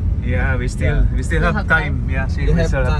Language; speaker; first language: English; non-native, local second language; Cebuano